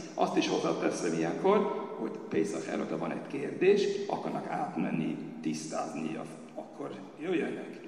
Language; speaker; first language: Hungarian; early bilingual, heritage; Hungarian